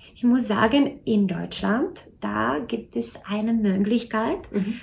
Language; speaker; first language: German; non-native, learner; Czech